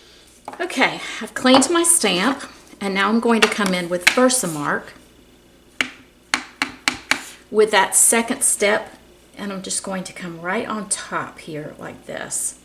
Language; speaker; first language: English; native; English